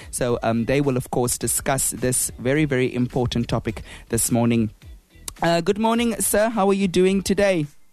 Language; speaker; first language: English; non-native, local second language; Afrikaans